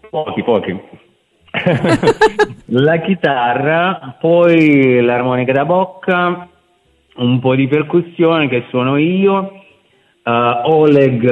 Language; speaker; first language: Italian; non-native, fluent; Russian